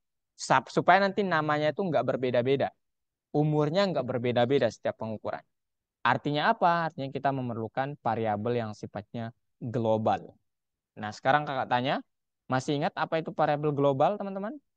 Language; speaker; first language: Indonesian; native; Indonesian